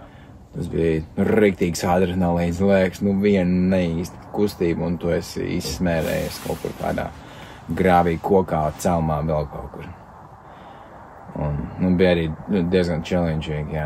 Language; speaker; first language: Latvian; native; Latvian